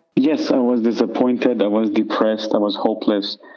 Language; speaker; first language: English; non-native, fluent; Persian